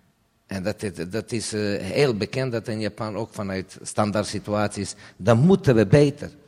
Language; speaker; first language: Dutch; non-native, fluent; Serbian